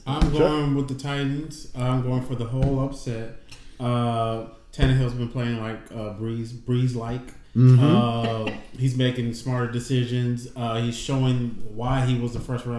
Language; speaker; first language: English; native; English